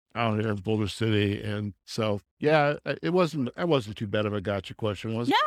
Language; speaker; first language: English; native; English